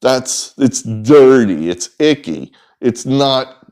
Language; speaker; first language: English; native; English